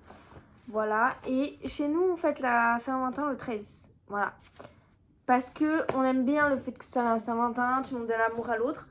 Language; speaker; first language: French; native; French